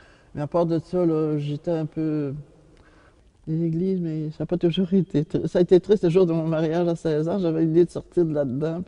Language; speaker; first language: French; native; French